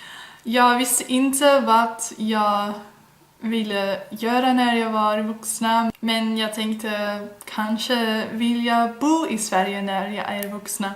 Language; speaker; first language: Swedish; non-native, learner; Dutch